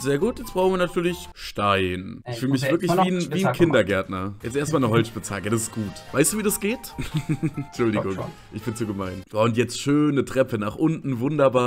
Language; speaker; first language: German; native; German